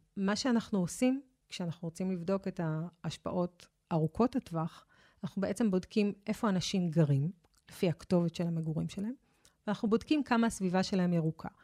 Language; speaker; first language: Hebrew; native; Hebrew